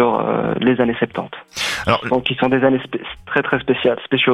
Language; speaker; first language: French; non-native, local second language; Arabic